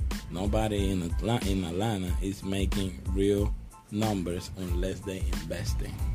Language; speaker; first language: English; non-native, fluent; Spanish